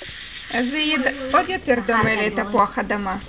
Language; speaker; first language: Hebrew; non-native, fluent; Russian